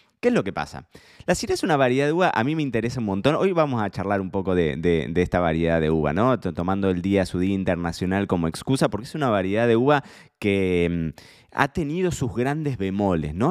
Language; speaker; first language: Spanish; native; Spanish